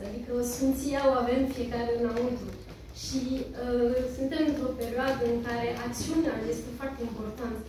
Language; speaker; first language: Romanian; early bilingual, heritage; French